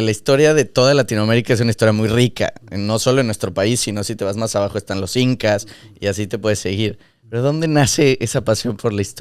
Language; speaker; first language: Spanish; native; Spanish